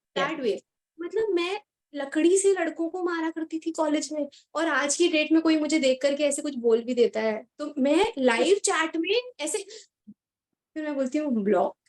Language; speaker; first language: Hindi; native; Hindi